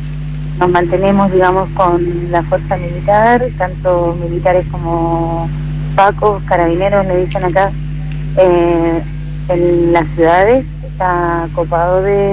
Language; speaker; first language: Spanish; native; Spanish